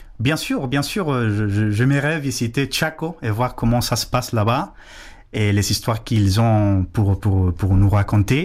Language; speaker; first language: French; non-native, fluent; Spanish